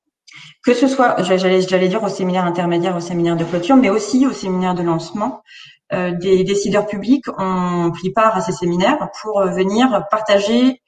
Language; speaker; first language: French; native; French